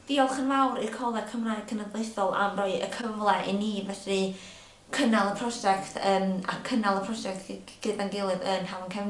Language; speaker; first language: Welsh; native; Welsh